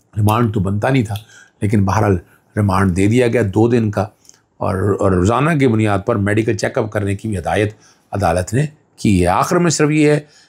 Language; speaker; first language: Urdu; non-native, local second language; Punjabi